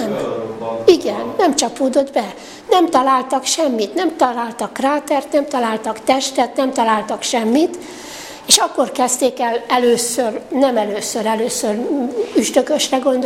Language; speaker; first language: Hungarian; native; Hungarian